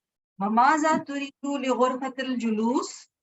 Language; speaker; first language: Arabic; non-native, learner; Urdu